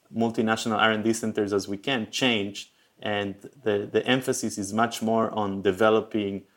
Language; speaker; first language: English; early bilingual, other home language; Spanish